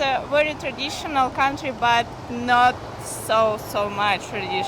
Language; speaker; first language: English; non-native, learner; Russian